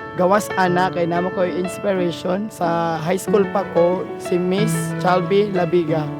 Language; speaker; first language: Cebuano; non-native, local second language; Waray